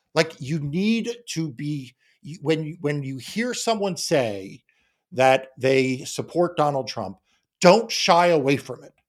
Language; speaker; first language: English; native; English